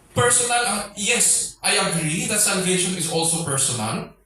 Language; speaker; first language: English; non-native, local second language; Filipino